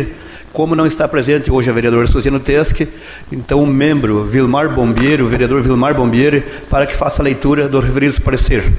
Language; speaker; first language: Portuguese; native; Portuguese